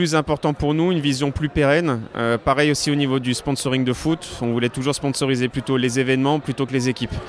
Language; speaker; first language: French; native; French